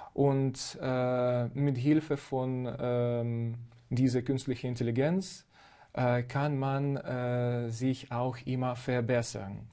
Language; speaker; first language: German; non-native, fluent; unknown